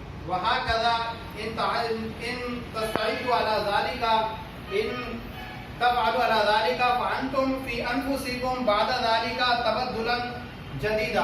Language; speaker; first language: Arabic; non-native, fluent; Urdu